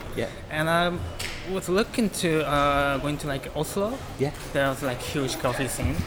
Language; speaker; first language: English; non-native, learner; Japanese